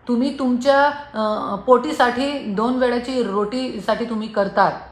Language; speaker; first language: Marathi; non-native, local second language; Hindi